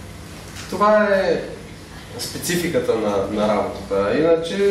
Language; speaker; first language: Bulgarian; native; Bulgarian